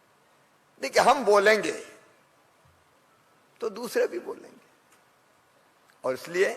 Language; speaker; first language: Hindi; native; Hindi